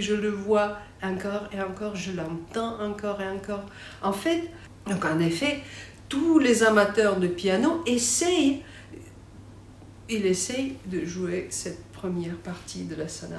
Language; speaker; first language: French; non-native, fluent; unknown